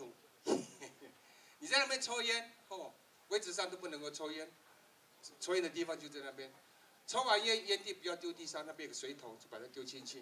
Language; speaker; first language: Chinese; native; Chinese